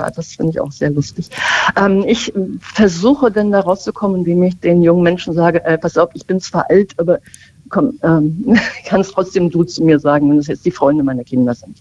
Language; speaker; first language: German; native; German